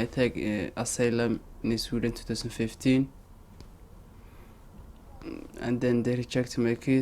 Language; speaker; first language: English; non-native, learner; Somali